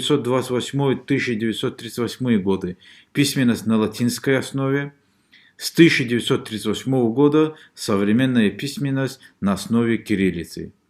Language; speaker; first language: Russian; non-native, local second language; Lezghian